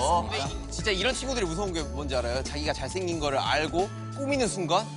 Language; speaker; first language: Korean; native; Korean